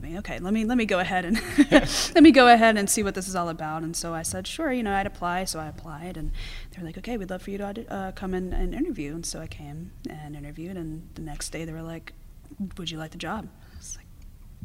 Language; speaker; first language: English; native; English